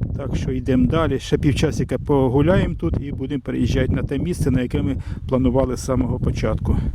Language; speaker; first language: Ukrainian; native; Ukrainian